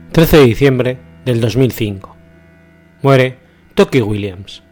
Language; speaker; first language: Spanish; native; Spanish